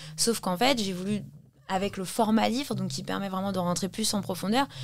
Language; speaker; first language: French; early bilingual, heritage; English